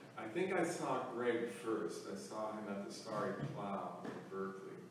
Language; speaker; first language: English; native; English